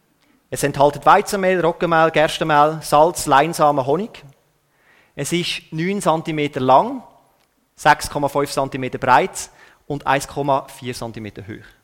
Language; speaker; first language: German; native; German